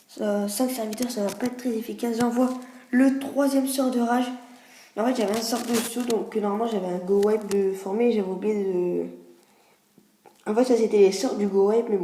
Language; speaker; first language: French; native; French